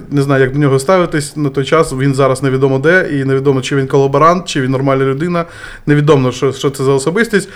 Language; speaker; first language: Ukrainian; native; Ukrainian